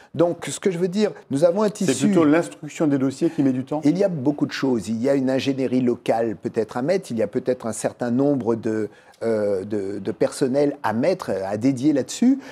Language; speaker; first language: French; native; French